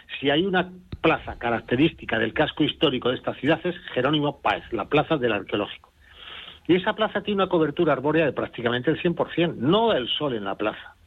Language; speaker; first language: Spanish; native; Spanish